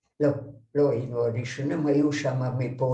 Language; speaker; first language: Hebrew; non-native, fluent; Hungarian